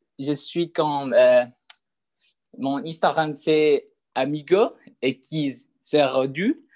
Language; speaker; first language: French; non-native, learner; Spanish